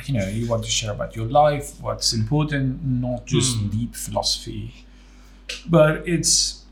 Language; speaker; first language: English; non-native, fluent; Greek